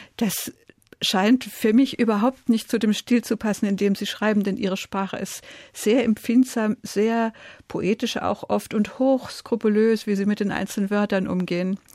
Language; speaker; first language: German; native; German